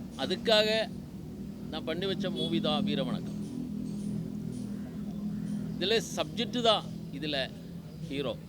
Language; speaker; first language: Tamil; non-native, learner; Malayalam